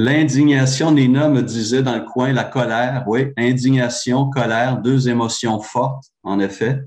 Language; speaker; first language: French; native; French